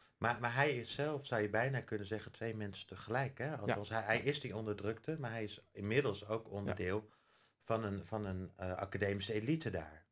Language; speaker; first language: Dutch; native; Dutch